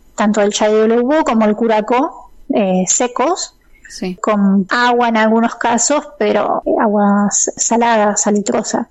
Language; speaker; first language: Spanish; native; Spanish